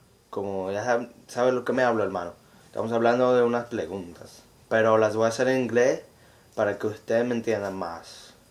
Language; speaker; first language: Spanish; early bilingual, heritage; Spanish